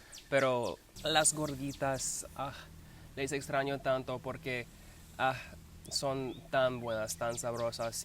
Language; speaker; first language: Spanish; non-native, learner; English